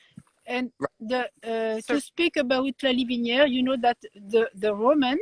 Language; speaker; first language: English; non-native, learner; French